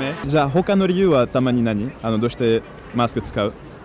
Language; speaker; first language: Japanese; non-native, learner; French